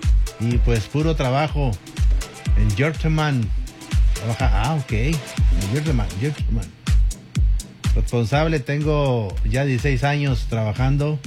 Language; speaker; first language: Spanish; native; Spanish